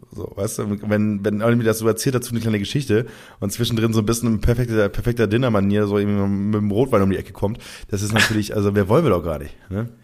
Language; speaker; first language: German; native; German